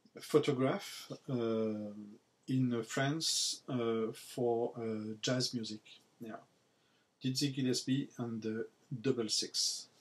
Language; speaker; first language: English; non-native, learner; French